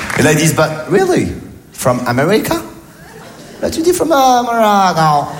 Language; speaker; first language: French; native; French